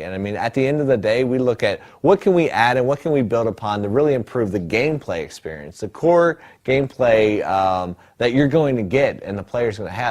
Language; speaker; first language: English; native; English